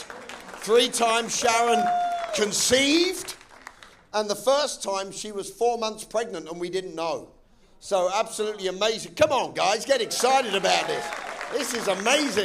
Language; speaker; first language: English; native; English